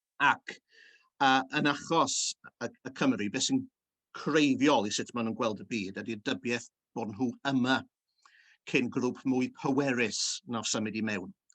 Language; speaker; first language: Welsh; early bilingual, heritage; Welsh